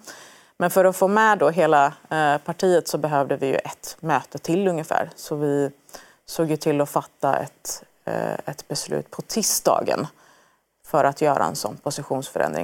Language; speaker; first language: Swedish; early bilingual, other home language; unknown